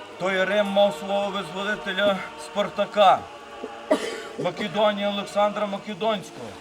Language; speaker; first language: Ukrainian; native; Ukrainian